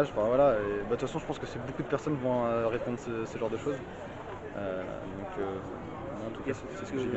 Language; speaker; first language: French; native; French